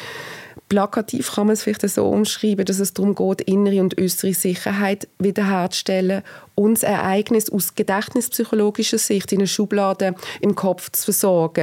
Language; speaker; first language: German; native; German